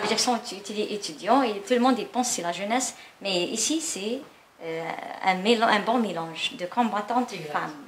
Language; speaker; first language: French; non-native, learner; Chinese